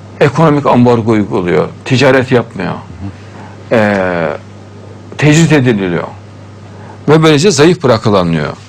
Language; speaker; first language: Turkish; native; Turkish